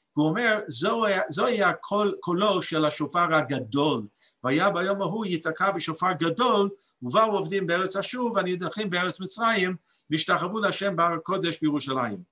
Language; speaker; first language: Hebrew; non-native, fluent; English